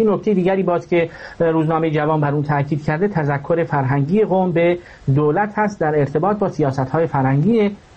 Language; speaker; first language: Persian; native; Persian